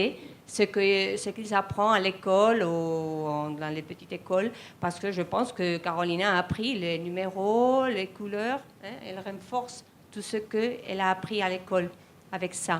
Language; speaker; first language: French; non-native, fluent; Spanish